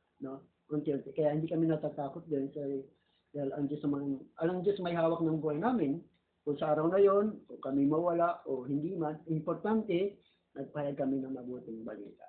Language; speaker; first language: Filipino; native; Filipino